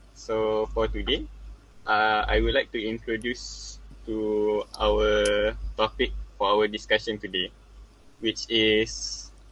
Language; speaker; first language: English; non-native, local second language; Malay